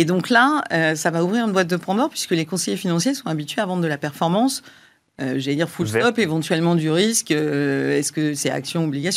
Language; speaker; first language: French; native; French